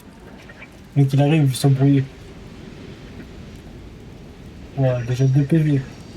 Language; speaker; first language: French; native; French